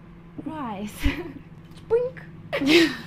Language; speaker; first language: English; non-native, learner; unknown